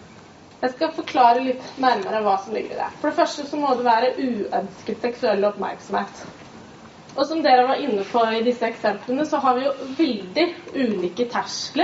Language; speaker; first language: Norwegian; native; Norwegian